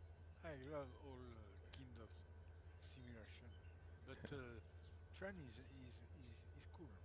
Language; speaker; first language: English; non-native, learner; French